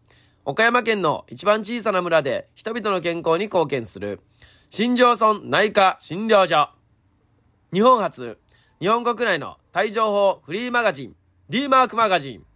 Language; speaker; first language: Japanese; native; Japanese